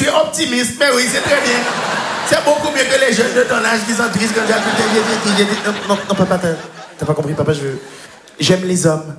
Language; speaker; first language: French; native; French